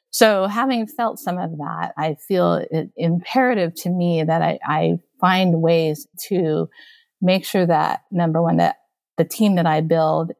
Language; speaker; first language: English; early bilingual, other home language; Japanese